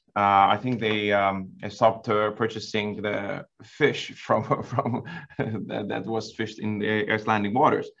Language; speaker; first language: English; non-native, fluent; Lithuanian